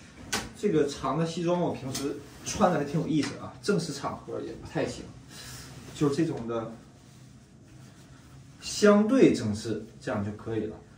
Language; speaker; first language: Chinese; native; Chinese